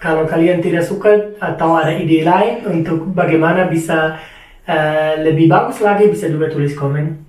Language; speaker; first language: Indonesian; non-native, fluent; German